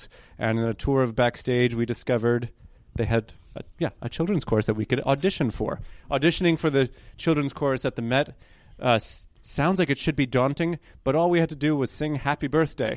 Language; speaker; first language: English; early bilingual, other home language; Hebrew